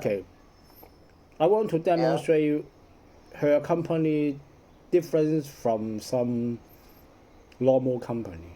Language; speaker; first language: English; non-native, learner; Cantonese